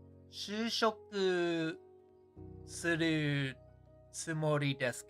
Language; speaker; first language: Japanese; non-native, learner; English